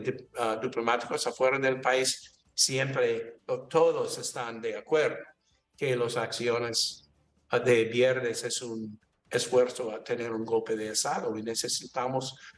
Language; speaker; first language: Spanish; non-native, learner; English